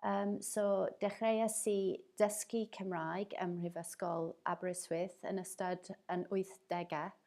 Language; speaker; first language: Welsh; non-native, fluent; English